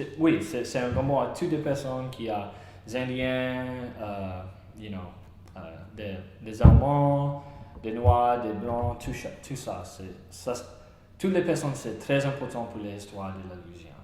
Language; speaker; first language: French; non-native, learner; English